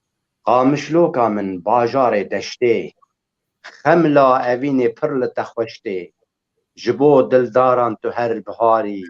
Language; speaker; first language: Kurdish; native; Kurdish